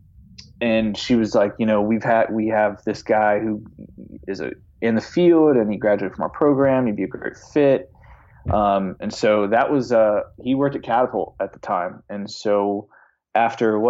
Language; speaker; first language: English; native; English